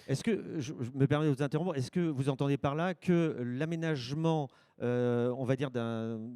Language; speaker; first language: French; native; French